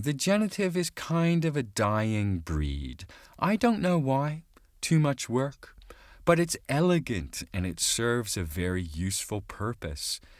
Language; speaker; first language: English; native; English